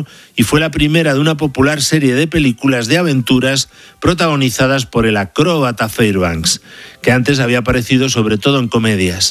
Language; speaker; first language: Spanish; native; Spanish